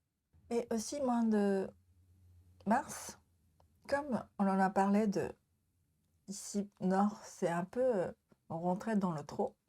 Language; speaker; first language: French; non-native, learner; Japanese